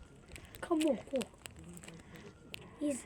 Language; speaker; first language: English; non-native, learner; Arabic